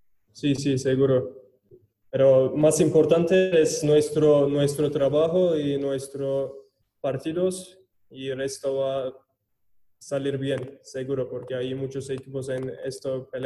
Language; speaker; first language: Spanish; non-native, learner; Turkish